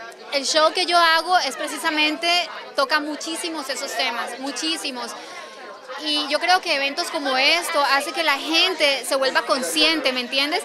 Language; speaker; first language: Spanish; native; Spanish